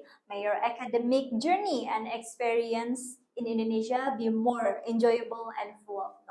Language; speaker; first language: English; non-native, fluent; Indonesian